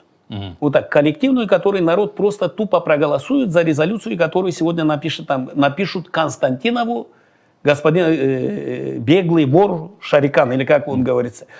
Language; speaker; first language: Russian; non-native, local second language; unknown